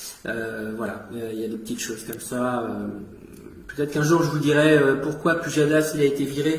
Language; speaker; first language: French; native; French